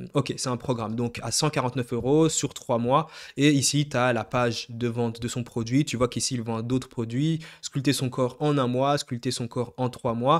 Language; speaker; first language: French; native; French